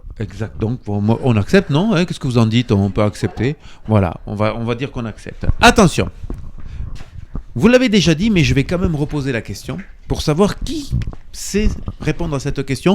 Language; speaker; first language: French; native; French